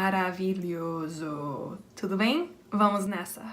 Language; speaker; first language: Portuguese; non-native, fluent; English